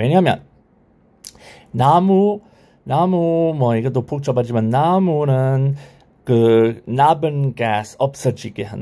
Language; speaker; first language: Korean; non-native, learner; English